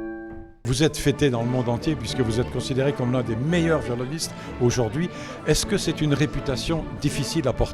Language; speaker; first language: French; native; French